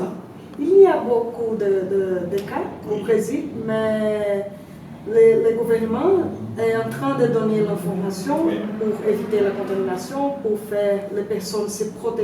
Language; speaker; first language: French; non-native, learner; Portuguese